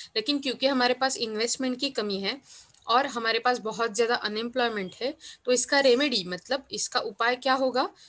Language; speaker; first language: Hindi; non-native, local second language; Marathi